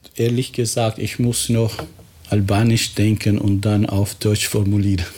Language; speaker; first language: German; non-native, fluent; Albanian